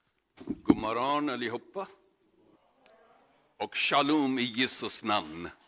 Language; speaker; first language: Swedish; non-native, learner; Urdu